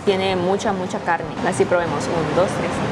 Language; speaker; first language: Spanish; native; Spanish